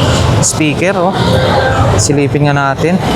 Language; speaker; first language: Filipino; native; Filipino